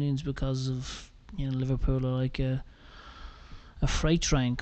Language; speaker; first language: English; native; English